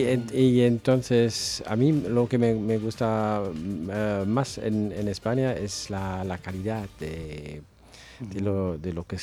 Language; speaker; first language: Spanish; non-native, fluent; German